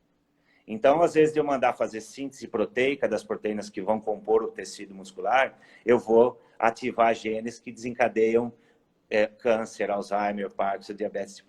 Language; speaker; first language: Portuguese; native; Portuguese